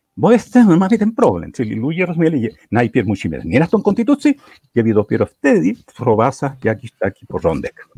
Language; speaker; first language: Polish; non-native, fluent; Spanish